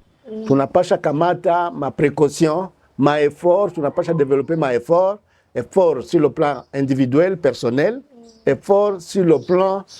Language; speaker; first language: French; non-native, local second language; Swahili